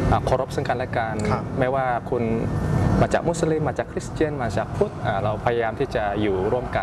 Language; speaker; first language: Thai; early bilingual, other home language; Indonesian